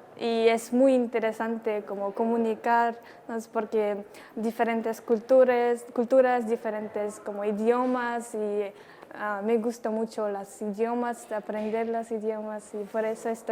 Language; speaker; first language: Spanish; non-native, learner; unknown